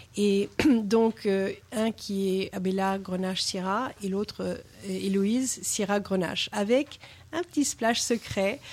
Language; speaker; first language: French; non-native, fluent; English